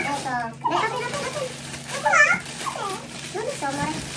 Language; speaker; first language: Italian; non-native, fluent; Filipino